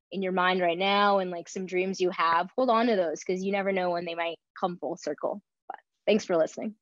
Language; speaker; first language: English; native; English